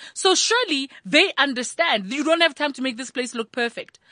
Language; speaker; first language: English; non-native, local second language; Tswana